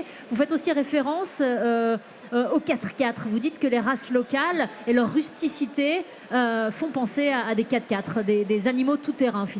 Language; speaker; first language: French; native; French